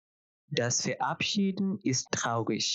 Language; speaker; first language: German; non-native, fluent; Bangla